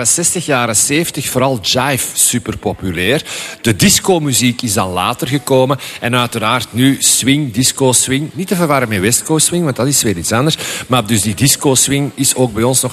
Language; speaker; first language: Dutch; native; Dutch